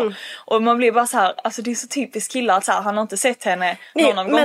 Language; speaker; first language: Swedish; early bilingual, other home language; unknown